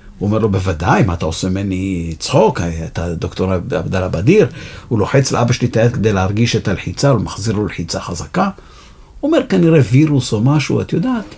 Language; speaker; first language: Hebrew; native; Hebrew